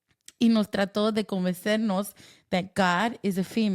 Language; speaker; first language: Spanish; early bilingual, heritage; Spanish